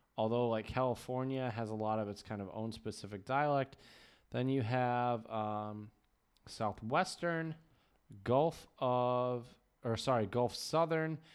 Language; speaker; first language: English; native; English